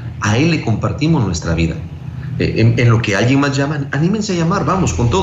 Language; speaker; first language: Spanish; native; Spanish